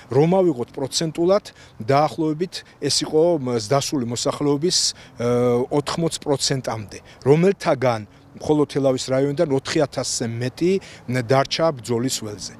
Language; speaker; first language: Georgian; native; Georgian